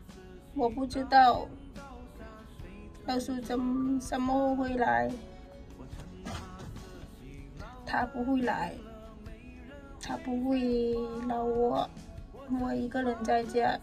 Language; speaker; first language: Chinese; non-native, learner; Lao